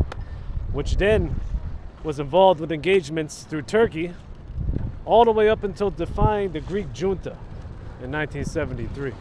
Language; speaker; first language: English; native; English